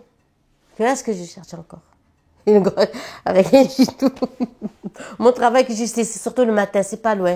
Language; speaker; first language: French; non-native, learner; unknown